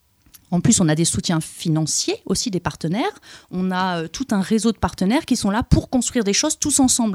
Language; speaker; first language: French; native; French